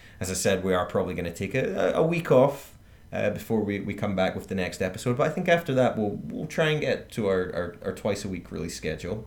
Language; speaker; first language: English; native; English